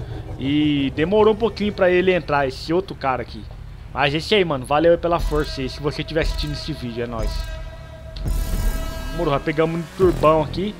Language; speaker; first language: Portuguese; native; Portuguese